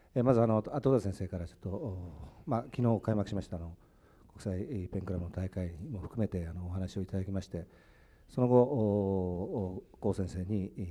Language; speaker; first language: Japanese; native; Japanese